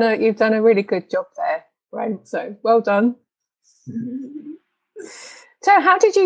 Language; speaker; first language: English; native; English